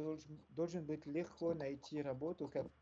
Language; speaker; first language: Russian; non-native, learner; French